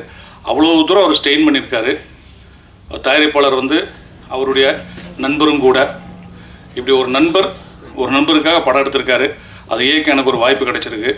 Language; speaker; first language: Tamil; native; Tamil